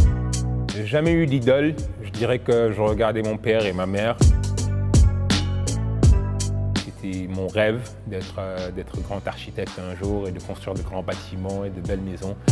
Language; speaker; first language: French; non-native, local second language; Wolof